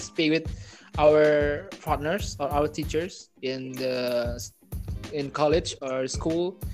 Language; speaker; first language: English; non-native, learner; Indonesian